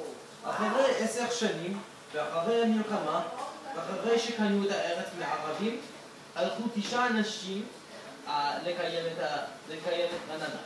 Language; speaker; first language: Hebrew; non-native, learner; English